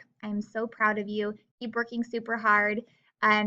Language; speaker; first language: English; native; English